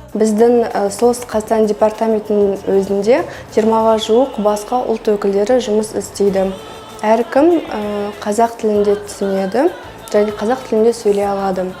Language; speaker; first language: Kazakh; non-native, local second language; Russian